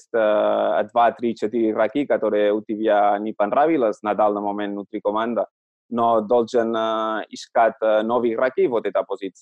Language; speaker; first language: Russian; non-native, learner; Catalan